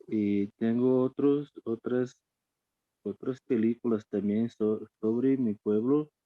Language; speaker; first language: Spanish; non-native, fluent; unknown